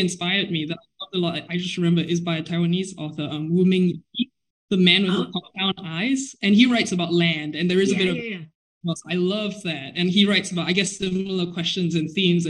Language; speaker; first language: English; native; English